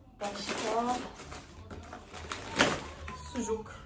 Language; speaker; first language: Turkish; non-native, fluent; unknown